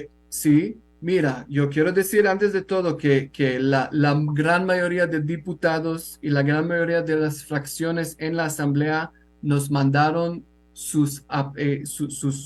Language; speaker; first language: Spanish; non-native, fluent; Hebrew